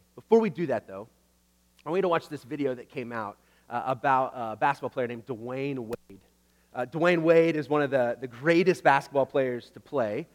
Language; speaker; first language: English; native; English